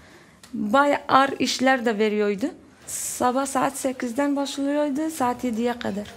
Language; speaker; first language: Turkish; non-native, learner; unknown